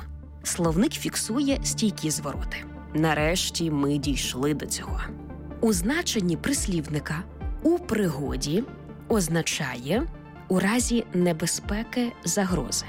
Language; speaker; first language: Ukrainian; native; Ukrainian